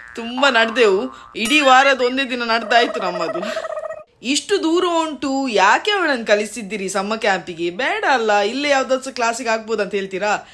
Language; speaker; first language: Kannada; native; Kannada